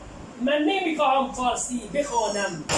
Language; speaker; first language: Persian; non-native, fluent; Urdu